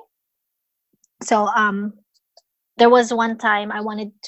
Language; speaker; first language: English; non-native, local second language; Filipino